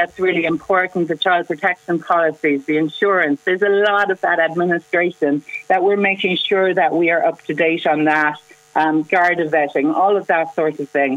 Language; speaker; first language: English; native; English